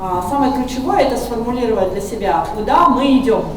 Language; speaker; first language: Russian; native; Russian